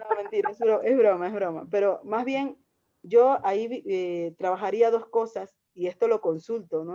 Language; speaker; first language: Spanish; native; Spanish